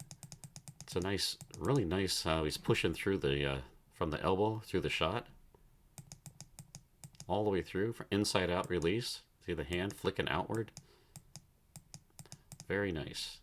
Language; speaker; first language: English; native; English